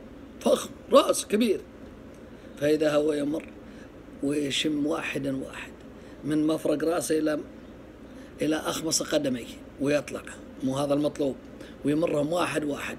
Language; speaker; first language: Arabic; native; Arabic